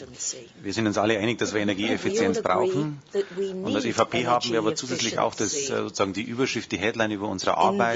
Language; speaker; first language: German; native; German